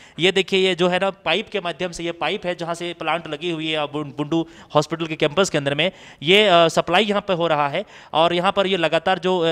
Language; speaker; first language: Hindi; native; Hindi